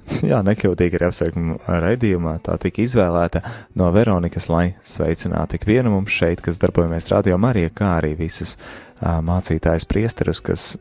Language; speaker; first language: Latvian; native; Latvian